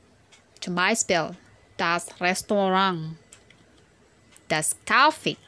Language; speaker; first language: German; non-native, fluent; Indonesian